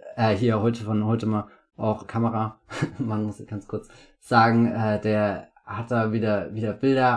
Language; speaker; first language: German; native; German